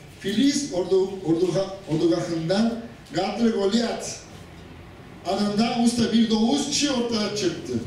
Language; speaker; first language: Turkish; non-native, fluent; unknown